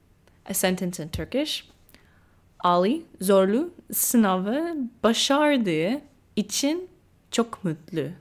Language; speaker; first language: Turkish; non-native, learner; English